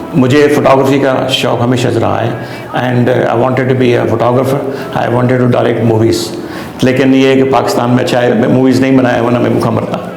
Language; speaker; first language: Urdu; non-native, local second language; Sindhi